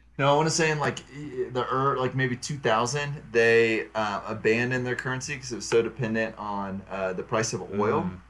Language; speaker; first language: English; native; English